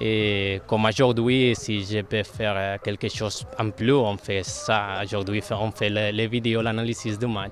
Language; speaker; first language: French; non-native, fluent; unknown